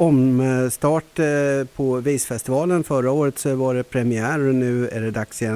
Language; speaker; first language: Swedish; native; Swedish